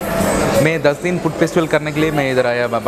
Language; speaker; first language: Hindi; non-native, local second language; Tamil